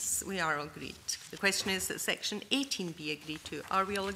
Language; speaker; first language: English; native; English